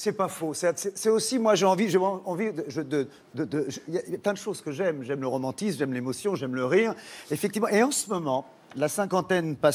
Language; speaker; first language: French; native; French